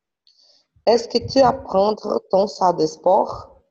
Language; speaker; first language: French; non-native, learner; Portuguese